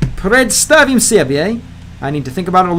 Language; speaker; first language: Russian; non-native, learner; English